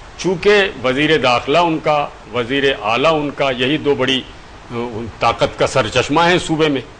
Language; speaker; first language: Urdu; native; Urdu